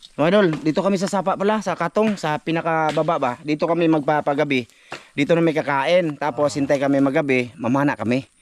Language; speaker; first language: Filipino; non-native, local second language; Cebuano